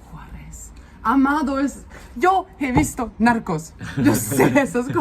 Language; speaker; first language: Spanish; non-native, fluent; German